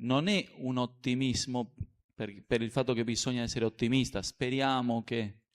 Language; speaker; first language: Italian; non-native, fluent; Spanish